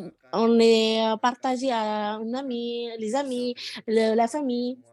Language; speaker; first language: French; non-native, learner; Indonesian